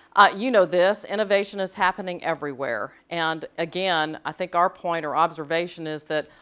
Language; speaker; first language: English; native; English